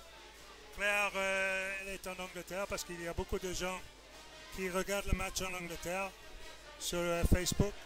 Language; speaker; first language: French; non-native, fluent; English